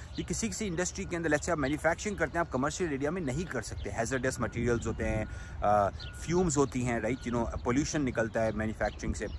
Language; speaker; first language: Hindi; native; Hindi